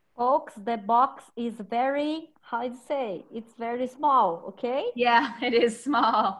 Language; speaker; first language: English; non-native, fluent; Portuguese